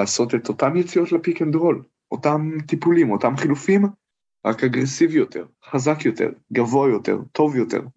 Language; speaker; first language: Hebrew; native; Hebrew